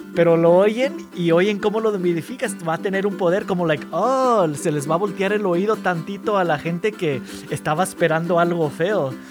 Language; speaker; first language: Spanish; early bilingual, heritage; Spanish